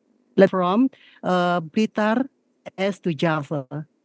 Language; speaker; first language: English; non-native, learner; Indonesian